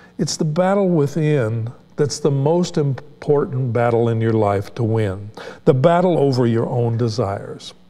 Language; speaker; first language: English; native; English